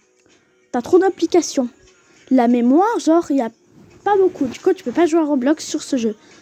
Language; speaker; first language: French; native; French